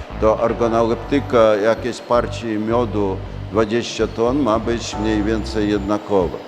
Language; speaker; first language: Polish; non-native, learner; Ukrainian